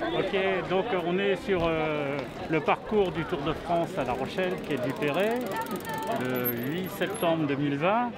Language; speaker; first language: French; native; French